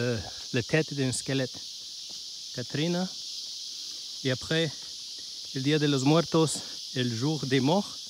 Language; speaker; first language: French; non-native, learner; Chinese